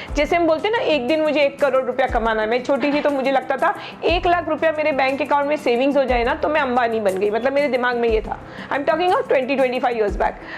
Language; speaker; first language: Hindi; non-native, local second language; Marathi